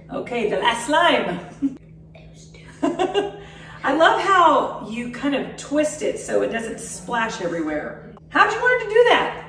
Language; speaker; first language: English; native; English